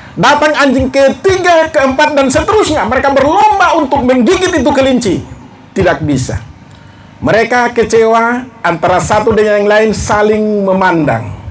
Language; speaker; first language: Indonesian; non-native, local second language; Batak Toba